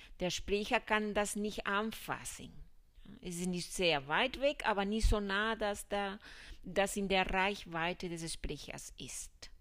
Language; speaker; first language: German; non-native, fluent; Spanish